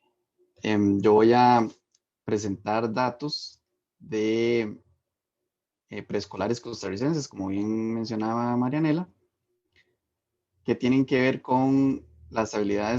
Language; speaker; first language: Spanish; native; Spanish